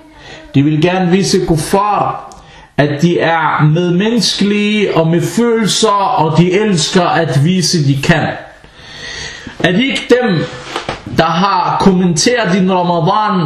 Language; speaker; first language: Danish; non-native, fluent; Arabic